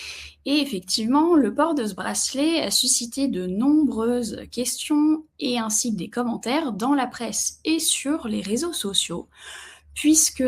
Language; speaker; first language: French; native; French